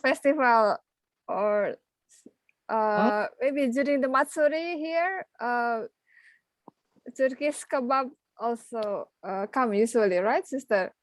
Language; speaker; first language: English; non-native, learner; Indonesian